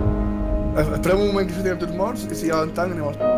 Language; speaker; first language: Catalan; native; Catalan